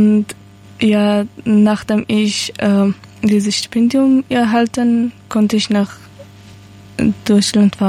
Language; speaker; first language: German; non-native, learner; Persian